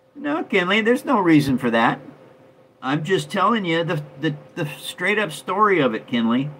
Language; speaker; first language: English; native; English